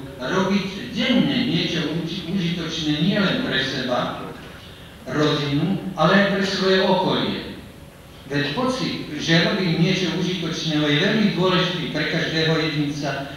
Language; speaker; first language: Slovak; native; Slovak